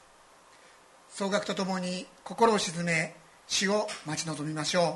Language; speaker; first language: Japanese; native; Japanese